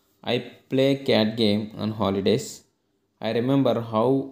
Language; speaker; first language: English; non-native, local second language; Telugu